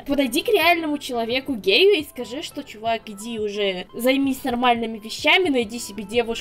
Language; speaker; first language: Russian; native; Russian